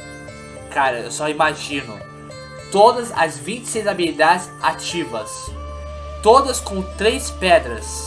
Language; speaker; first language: Portuguese; native; Portuguese